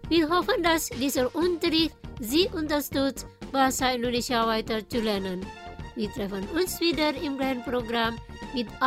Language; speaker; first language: German; non-native, learner; Indonesian